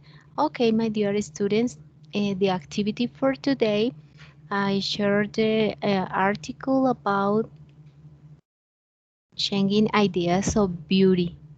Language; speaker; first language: English; non-native, fluent; Spanish